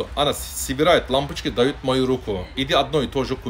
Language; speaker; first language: Russian; non-native, learner; Turkish